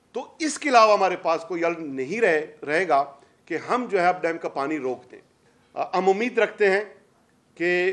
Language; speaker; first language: Urdu; non-native, local second language; Baluchi